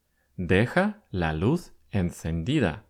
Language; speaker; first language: Spanish; non-native, fluent; Russian